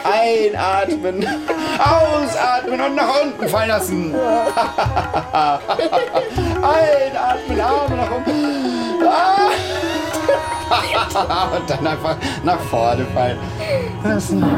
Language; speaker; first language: German; native; German